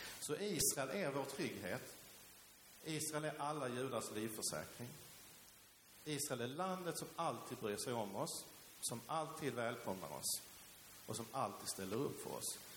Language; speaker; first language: Swedish; early bilingual, other home language; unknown